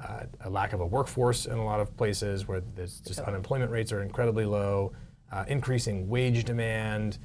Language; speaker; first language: English; native; English